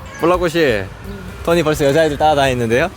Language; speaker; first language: Korean; native; Korean